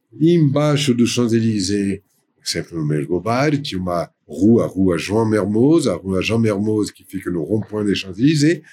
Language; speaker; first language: Portuguese; non-native, fluent; French